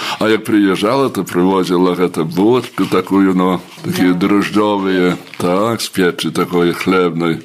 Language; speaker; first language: Ukrainian; native; Ukrainian